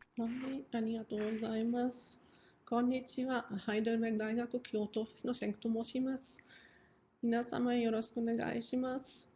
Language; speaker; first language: Japanese; non-native, fluent; German